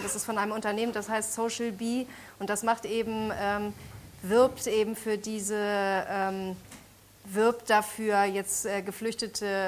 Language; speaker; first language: German; native; German